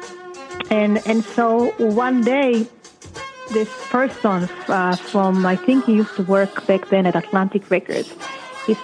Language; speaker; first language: English; non-native, fluent; Hebrew